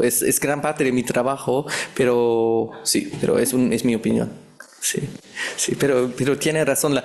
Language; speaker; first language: Spanish; non-native, fluent; German